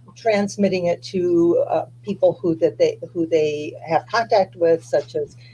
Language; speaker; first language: English; early bilingual, other home language; Spanish